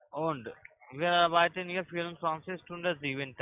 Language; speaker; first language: German; non-native, learner; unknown